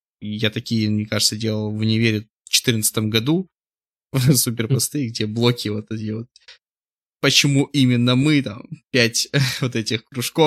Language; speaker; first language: Russian; native; Russian